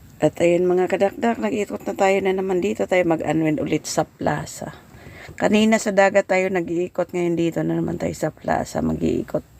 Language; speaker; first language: Filipino; non-native, local second language; Hiligaynon